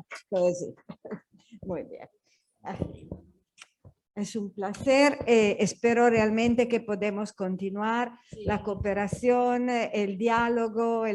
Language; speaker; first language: Spanish; non-native, learner; Italian